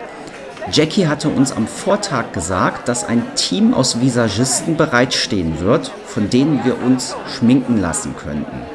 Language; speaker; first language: German; native; German